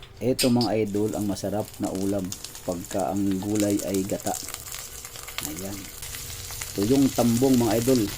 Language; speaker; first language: Filipino; non-native, local second language; Cebuano